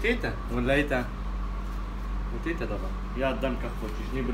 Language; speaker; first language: Russian; non-native, learner; Arabic